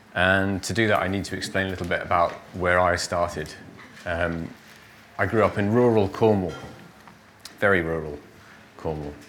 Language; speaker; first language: English; native; English